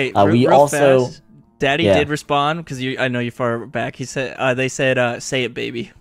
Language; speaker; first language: English; native; English